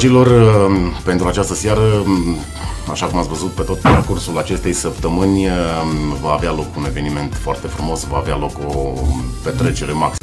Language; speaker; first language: Romanian; native; Romanian